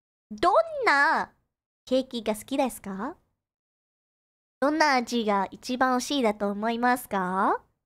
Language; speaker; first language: Japanese; non-native, fluent; English